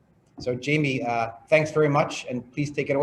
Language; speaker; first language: English; native; English